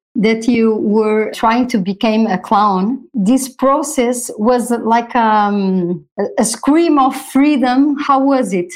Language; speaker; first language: English; non-native, fluent; Portuguese